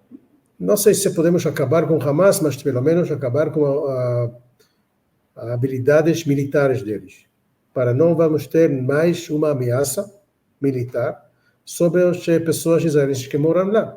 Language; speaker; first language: Portuguese; non-native, fluent; Hebrew